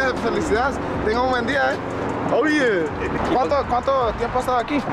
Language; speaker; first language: Spanish; early bilingual, other home language; English